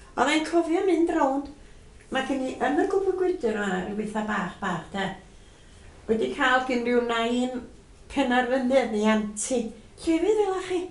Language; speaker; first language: Welsh; native; Welsh